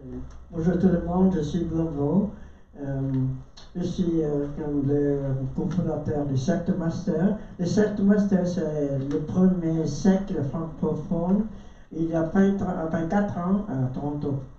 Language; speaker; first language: French; non-native, learner; Vietnamese